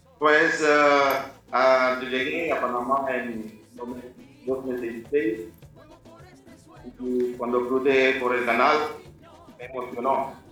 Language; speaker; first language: Spanish; non-native, learner; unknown